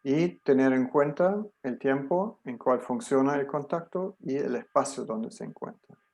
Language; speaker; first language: Spanish; non-native, fluent; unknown